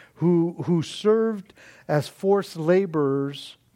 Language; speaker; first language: English; native; English